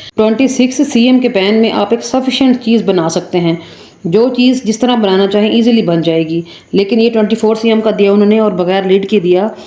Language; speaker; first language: Urdu; native; Urdu